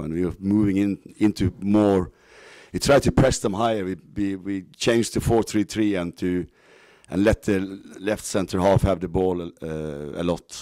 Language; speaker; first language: English; non-native, fluent; Norwegian